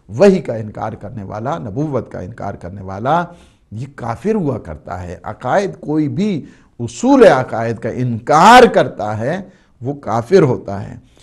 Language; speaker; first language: Urdu; native; Urdu